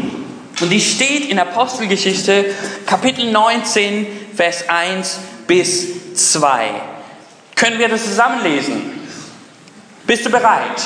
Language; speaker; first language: German; non-native, fluent; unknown